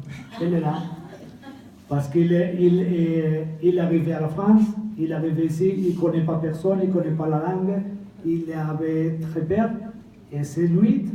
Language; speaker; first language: French; non-native, fluent; Spanish